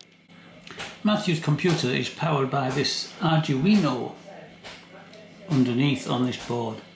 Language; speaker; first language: English; native; English